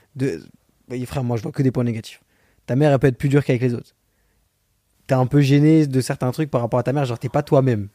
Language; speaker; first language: French; native; French